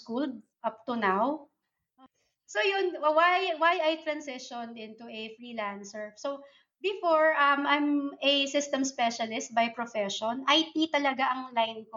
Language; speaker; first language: English; non-native, local second language; Filipino